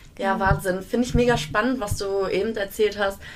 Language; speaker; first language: German; native; German